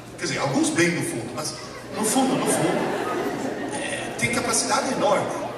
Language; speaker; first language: Portuguese; early bilingual, other home language; Italian